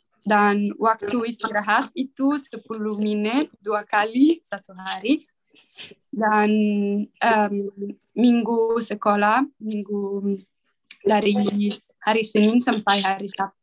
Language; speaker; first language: Indonesian; non-native, learner; Italian